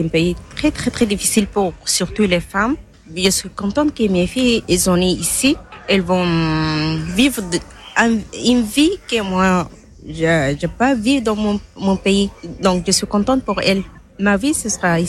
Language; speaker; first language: French; non-native, learner; Arabic